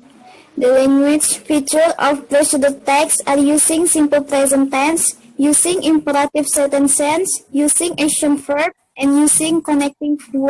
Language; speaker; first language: English; non-native, learner; Indonesian